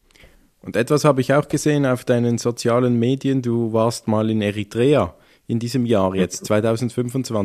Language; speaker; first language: German; native; German